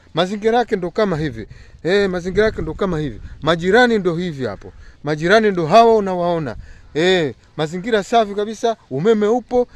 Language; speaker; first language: Swahili; native; Swahili